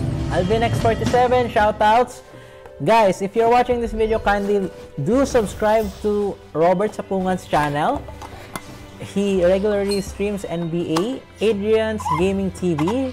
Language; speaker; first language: English; non-native, local second language; Filipino